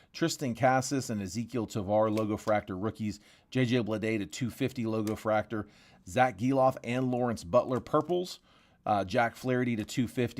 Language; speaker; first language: English; native; English